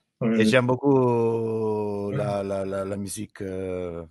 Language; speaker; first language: French; non-native, learner; Italian